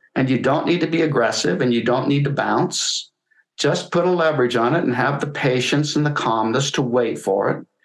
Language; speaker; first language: English; native; English